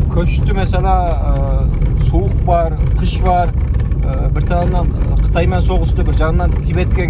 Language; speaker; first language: Turkish; non-native, local second language; Kazakh